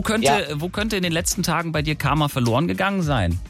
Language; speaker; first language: German; native; German